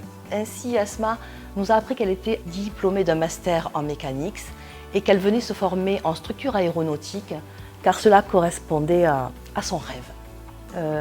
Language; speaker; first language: French; native; French